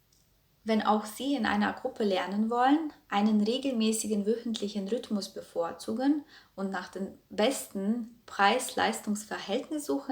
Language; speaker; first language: German; non-native, fluent; Croatian